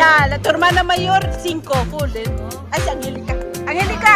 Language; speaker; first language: Spanish; non-native, fluent; Filipino